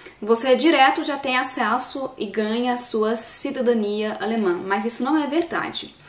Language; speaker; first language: Portuguese; native; Portuguese